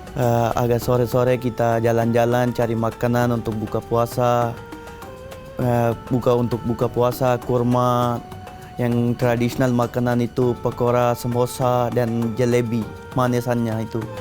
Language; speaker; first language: Indonesian; non-native, learner; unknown